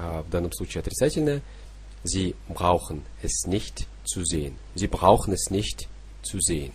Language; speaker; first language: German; non-native, fluent; Russian